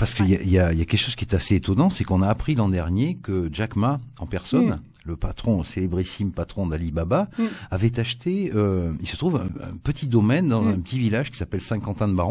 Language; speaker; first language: French; native; French